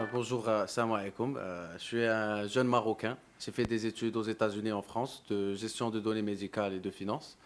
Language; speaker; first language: French; non-native, local second language; Arabic